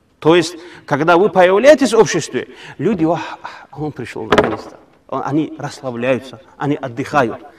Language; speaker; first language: Russian; non-native, local second language; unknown